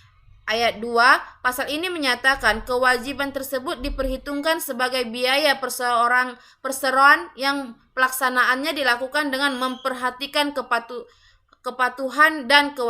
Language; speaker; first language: Indonesian; native; Indonesian